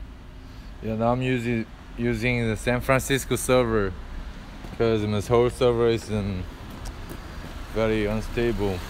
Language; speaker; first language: English; non-native, fluent; Korean